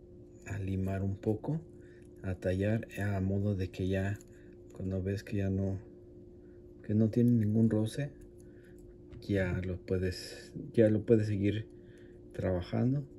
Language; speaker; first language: Spanish; native; Spanish